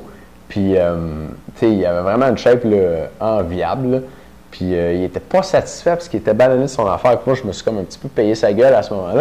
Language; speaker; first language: French; native; French